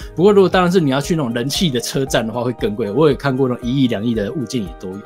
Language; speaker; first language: Chinese; native; Chinese